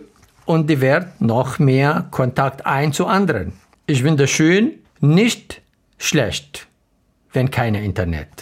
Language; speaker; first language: German; non-native, learner; Arabic